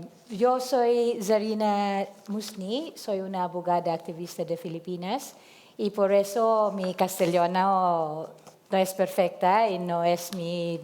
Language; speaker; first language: Spanish; non-native, learner; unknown